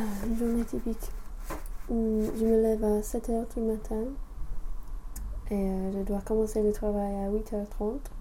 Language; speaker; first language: French; non-native, fluent; English